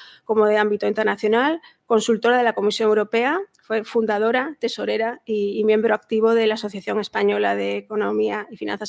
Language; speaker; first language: Spanish; native; Spanish